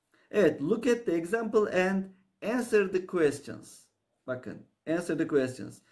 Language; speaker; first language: English; non-native, fluent; Turkish